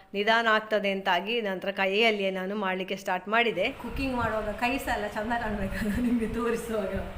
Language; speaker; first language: Kannada; non-native, local second language; Tulu